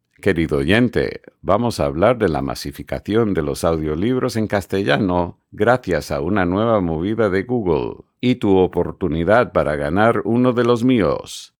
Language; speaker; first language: Spanish; non-native, fluent; English